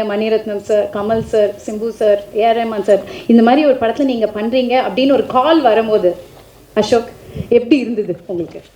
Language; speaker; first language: Tamil; native; Tamil